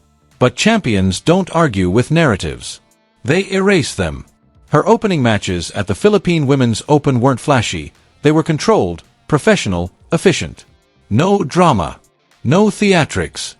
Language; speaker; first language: English; native; English